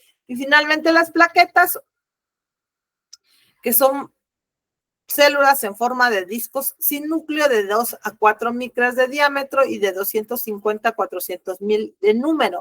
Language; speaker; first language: Spanish; native; Spanish